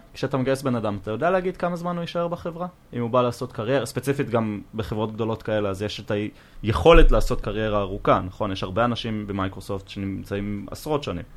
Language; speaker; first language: Hebrew; native; Hebrew